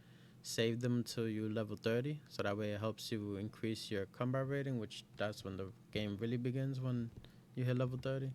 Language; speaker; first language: English; native; English